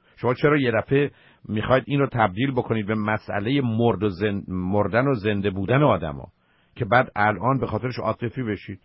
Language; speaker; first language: Persian; native; Persian